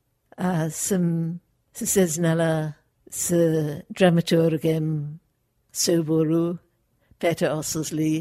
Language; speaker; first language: Czech; non-native, fluent; English